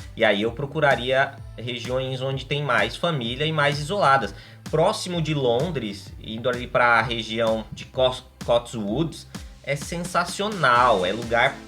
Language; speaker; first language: Portuguese; native; Portuguese